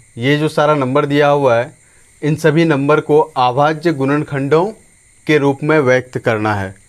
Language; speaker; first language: Hindi; native; Hindi